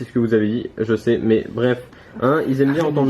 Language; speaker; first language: French; native; French